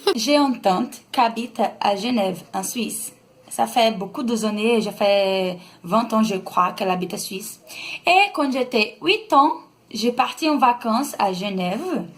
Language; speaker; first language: French; non-native, learner; Portuguese